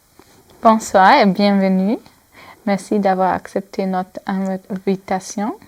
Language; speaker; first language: French; non-native, fluent; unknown